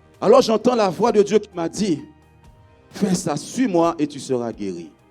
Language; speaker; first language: French; non-native, local second language; Haitian Creole